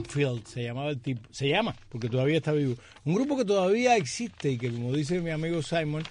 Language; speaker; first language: Spanish; native; Spanish